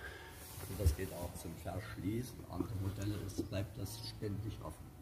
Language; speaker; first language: German; native; German